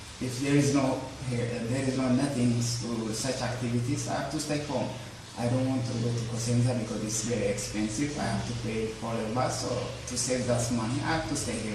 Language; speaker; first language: English; non-native, learner; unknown